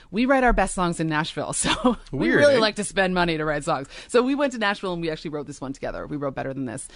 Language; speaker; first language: English; native; English